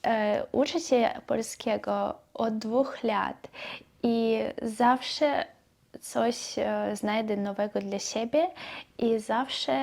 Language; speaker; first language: Polish; non-native, learner; Belarusian